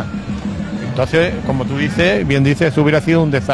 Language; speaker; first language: Spanish; native; Spanish